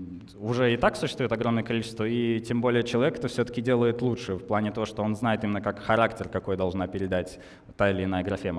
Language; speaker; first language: Russian; native; Russian